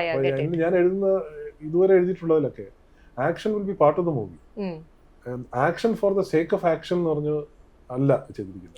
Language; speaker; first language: Malayalam; native; Malayalam